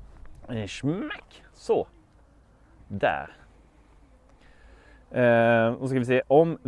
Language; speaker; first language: Swedish; native; Swedish